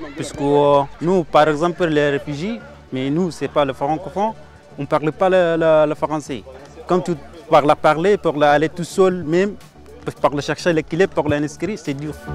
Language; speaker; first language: French; non-native, learner; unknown